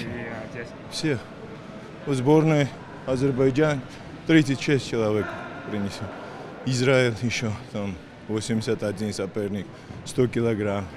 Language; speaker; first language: Russian; non-native, fluent; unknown